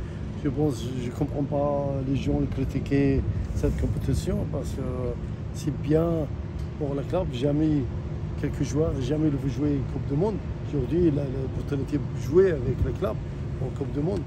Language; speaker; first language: French; non-native, learner; Arabic